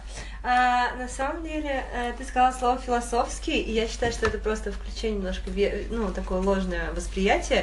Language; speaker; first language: Russian; native; Russian